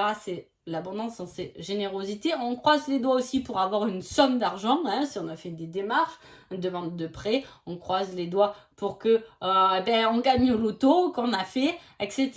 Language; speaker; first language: French; native; French